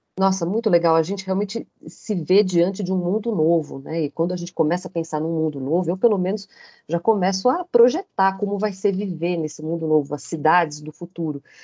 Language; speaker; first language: Portuguese; native; Portuguese